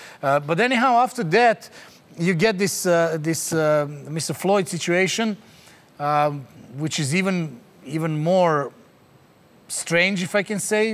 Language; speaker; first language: English; non-native, fluent; Serbian